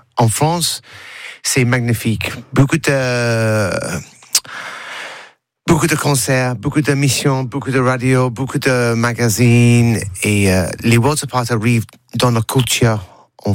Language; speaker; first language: French; non-native, learner; English